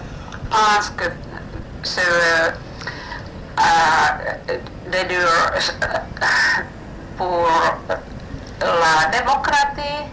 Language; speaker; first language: French; non-native, learner; Finnish